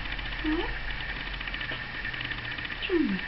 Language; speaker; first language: French; native; French